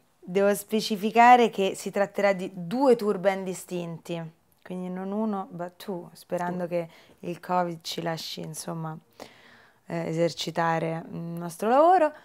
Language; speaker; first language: Italian; native; Italian